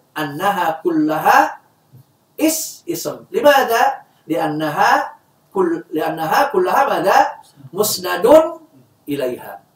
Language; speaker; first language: Arabic; non-native, fluent; Indonesian